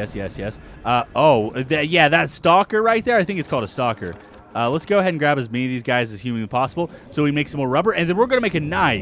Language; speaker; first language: English; native; English